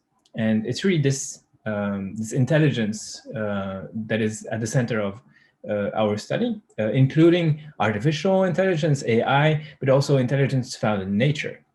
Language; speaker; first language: English; non-native, fluent; French